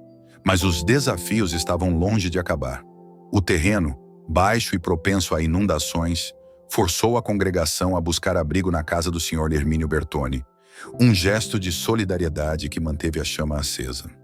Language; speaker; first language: Portuguese; native; Portuguese